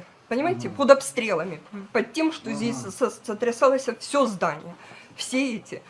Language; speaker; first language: Russian; native; Russian